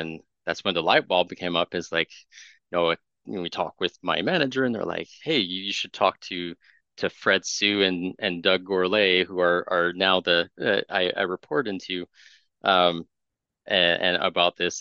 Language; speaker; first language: English; non-native, fluent; French